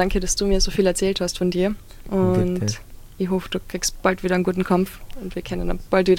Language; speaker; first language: German; native; German